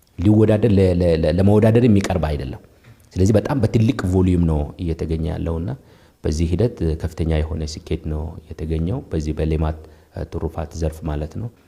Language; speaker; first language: Amharic; non-native, local second language; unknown